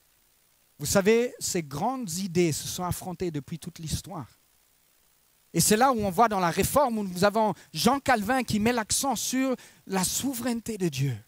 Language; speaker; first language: French; native; French